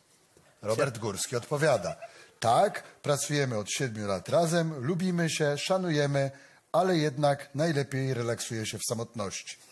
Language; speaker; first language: Polish; native; Polish